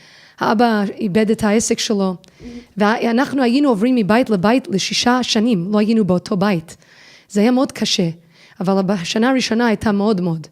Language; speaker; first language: Hebrew; non-native, fluent; English